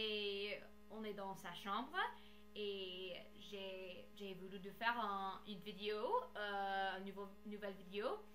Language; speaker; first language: French; non-native, learner; English